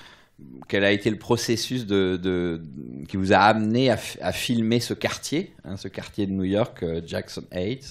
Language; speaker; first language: French; native; French